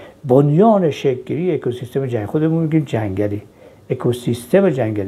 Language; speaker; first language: Persian; native; Persian